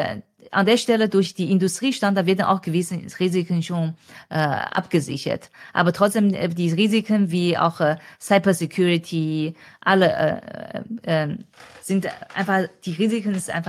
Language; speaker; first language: German; non-native, fluent; Chinese